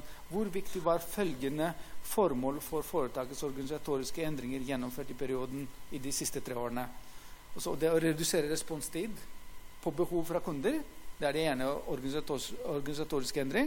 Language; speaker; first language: Norwegian; non-native, fluent; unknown